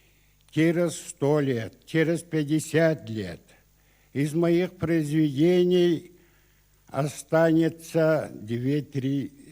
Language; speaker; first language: Russian; non-native, local second language; Yakut